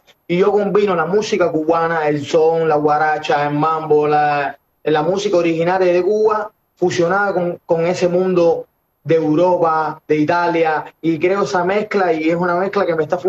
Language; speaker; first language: Spanish; native; Spanish